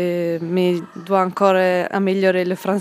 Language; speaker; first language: French; non-native, learner; Italian